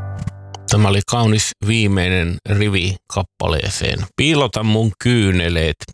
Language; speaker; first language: Finnish; native; Finnish